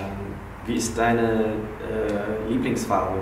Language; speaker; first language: German; non-native, learner; English